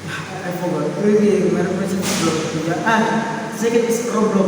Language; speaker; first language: English; non-native, learner; Indonesian